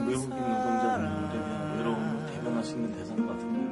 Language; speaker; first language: Korean; native; Korean